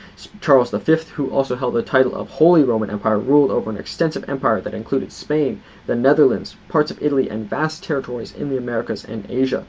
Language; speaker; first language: English; native; English